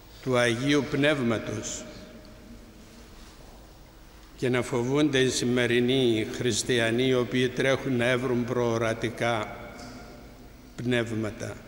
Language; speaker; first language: Greek; native; Greek